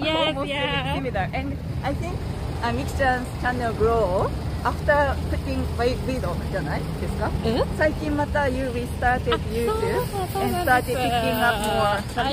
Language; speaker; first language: English; non-native, learner; Japanese